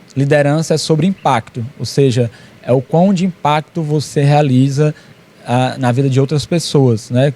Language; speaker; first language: Portuguese; native; Portuguese